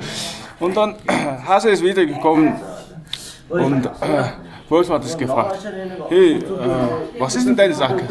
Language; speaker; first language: German; non-native, learner; Mongolian